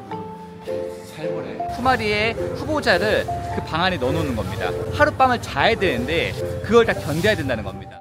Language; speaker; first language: Korean; native; Korean